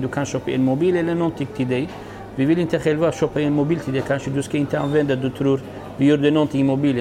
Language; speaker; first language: Swedish; non-native, learner; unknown